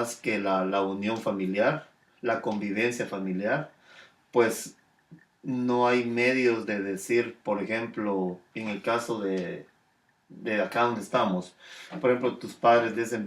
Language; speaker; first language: Spanish; native; Spanish